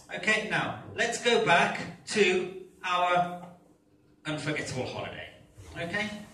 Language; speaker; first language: English; non-native, fluent; Italian